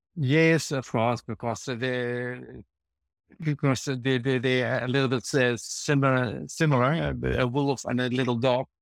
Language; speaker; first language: English; non-native, fluent; Dutch